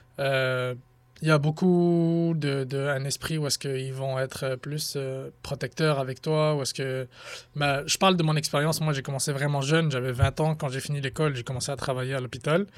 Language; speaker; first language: French; early bilingual, other home language; Arabic